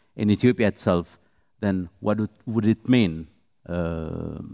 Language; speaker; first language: English; non-native, fluent; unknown